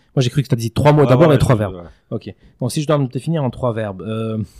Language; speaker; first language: French; native; French